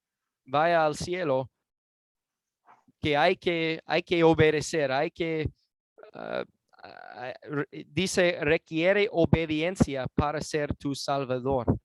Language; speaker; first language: Spanish; non-native, fluent; English